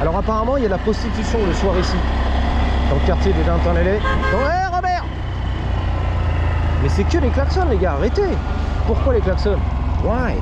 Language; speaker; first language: French; native; French